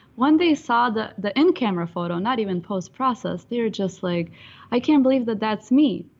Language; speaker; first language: English; non-native, fluent; Russian